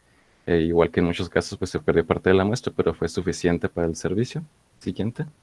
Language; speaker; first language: Spanish; native; Spanish